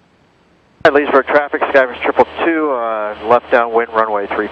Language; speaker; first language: English; native; English